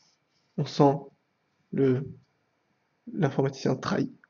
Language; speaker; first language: French; native; French